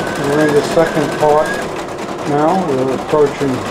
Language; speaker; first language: English; native; English